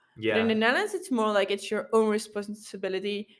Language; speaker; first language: English; non-native, fluent; Dutch